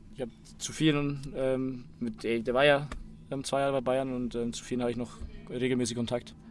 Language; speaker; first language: German; native; German